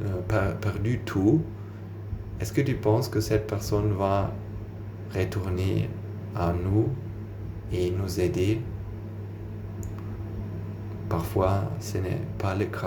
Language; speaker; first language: French; non-native, learner; German